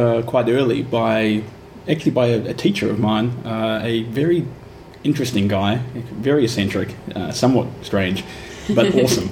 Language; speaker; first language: English; native; English